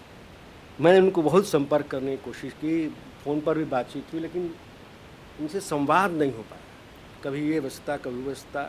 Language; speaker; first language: Hindi; native; Hindi